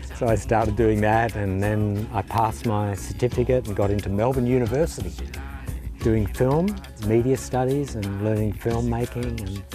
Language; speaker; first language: English; native; English